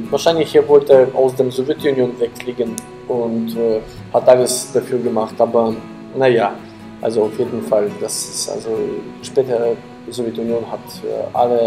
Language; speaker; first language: German; non-native, fluent; Ukrainian